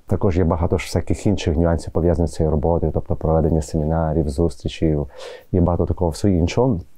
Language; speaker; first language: Ukrainian; native; Ukrainian